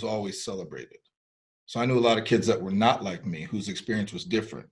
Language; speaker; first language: English; early bilingual, other home language; Spanish